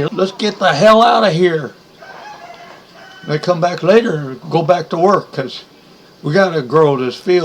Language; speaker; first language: English; native; English